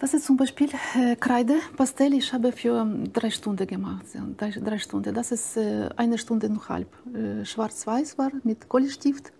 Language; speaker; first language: German; non-native, learner; Ukrainian